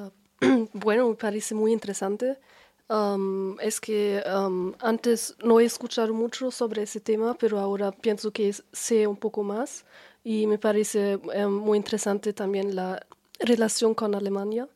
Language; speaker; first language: Spanish; non-native, fluent; German